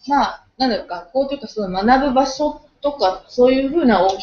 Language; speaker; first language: Japanese; native; Japanese